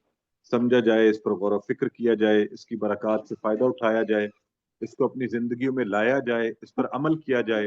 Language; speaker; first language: Urdu; native; Urdu